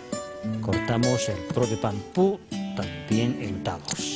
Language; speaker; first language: Spanish; non-native, fluent; Chinese